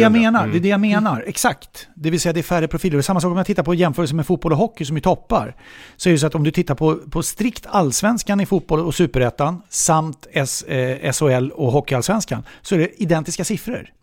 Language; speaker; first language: Swedish; native; Swedish